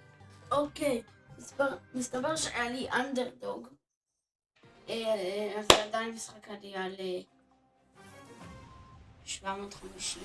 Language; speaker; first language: Hebrew; native; Hebrew